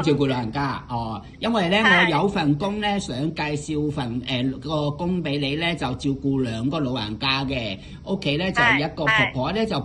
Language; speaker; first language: Cantonese; native; Cantonese